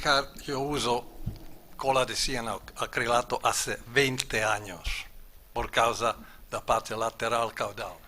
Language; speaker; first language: Spanish; non-native, fluent; German